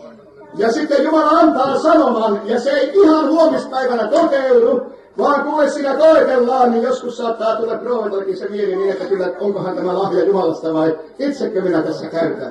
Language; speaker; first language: Finnish; native; Finnish